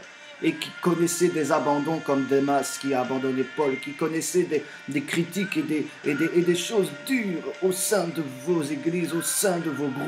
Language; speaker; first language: French; native; French